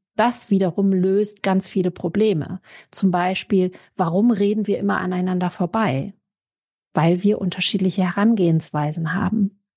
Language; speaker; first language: German; native; German